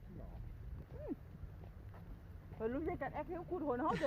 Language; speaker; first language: Dutch; non-native, learner; Thai